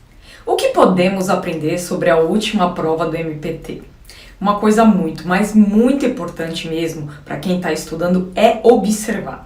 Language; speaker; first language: Portuguese; native; Portuguese